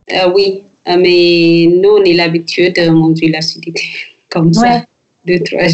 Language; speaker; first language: French; non-native, learner; Amharic